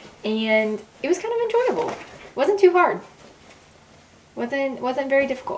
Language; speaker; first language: English; native; English